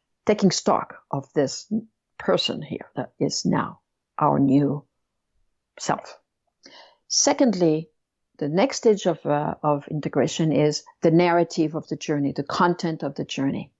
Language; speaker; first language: English; non-native, fluent; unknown